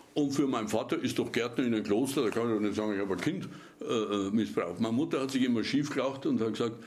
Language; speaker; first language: German; native; German